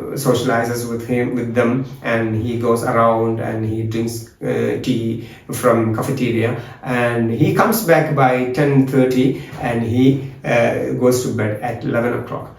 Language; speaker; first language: English; non-native, local second language; Malayalam